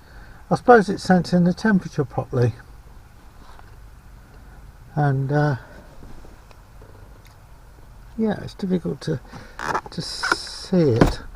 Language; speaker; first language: English; native; English